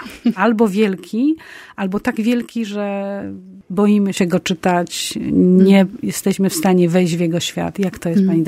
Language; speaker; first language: Polish; native; Polish